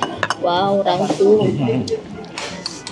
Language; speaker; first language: English; non-native, local second language; Filipino